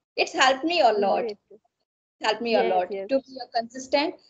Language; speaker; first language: English; non-native, local second language; Assamese